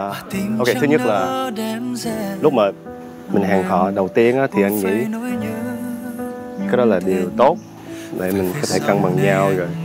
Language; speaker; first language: Vietnamese; early bilingual, heritage; Vietnamese